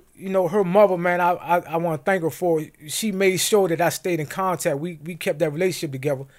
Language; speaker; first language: English; native; English